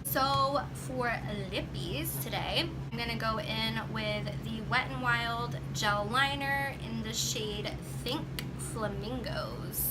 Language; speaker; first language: English; native; English